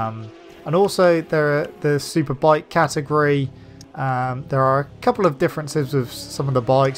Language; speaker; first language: English; native; English